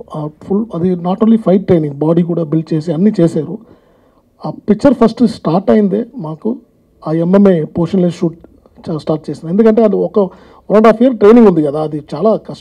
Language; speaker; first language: Telugu; non-native, fluent; Tamil